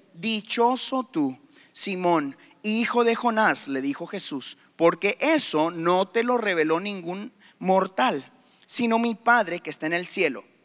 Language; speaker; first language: Spanish; native; Spanish